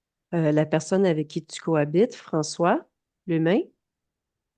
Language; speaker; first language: French; native; French